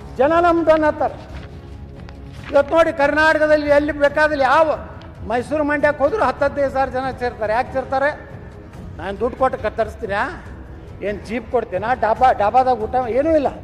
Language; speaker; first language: Kannada; native; Kannada